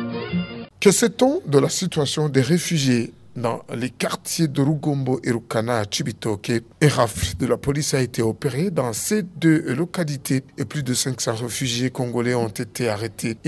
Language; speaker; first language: French; non-native, local second language; Rundi